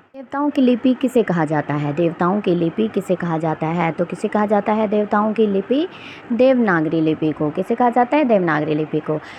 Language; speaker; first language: Hindi; native; Hindi